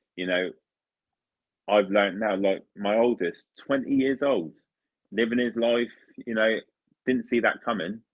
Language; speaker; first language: English; early bilingual, other home language; Italian